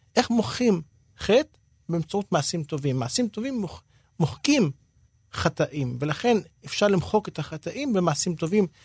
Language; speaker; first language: Hebrew; non-native, local second language; Arabic